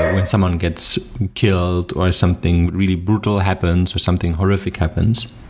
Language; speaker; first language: English; non-native, fluent; German